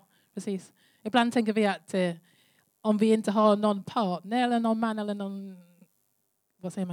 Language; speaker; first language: Swedish; non-native, learner; English